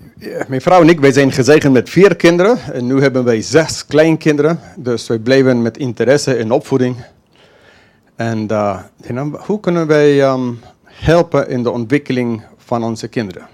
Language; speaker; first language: Dutch; non-native, fluent; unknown